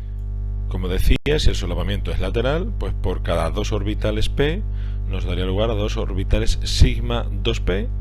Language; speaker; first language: Spanish; native; Spanish